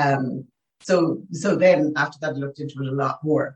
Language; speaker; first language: English; native; English